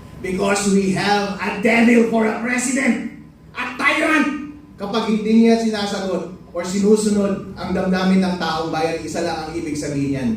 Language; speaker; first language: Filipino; non-native, local second language; Iloko